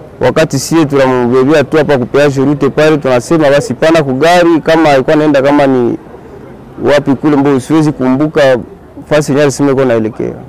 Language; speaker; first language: Swahili; native; Swahili